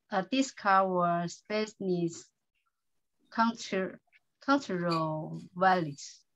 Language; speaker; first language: English; non-native, learner; Chinese